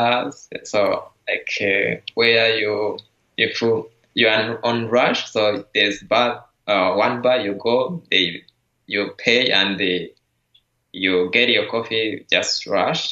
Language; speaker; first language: English; non-native, local second language; Kinyarwanda